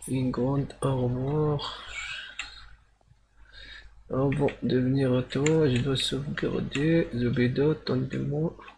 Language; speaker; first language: French; non-native, learner; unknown